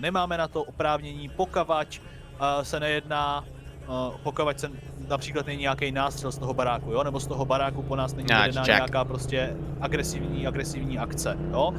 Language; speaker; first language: Czech; native; Czech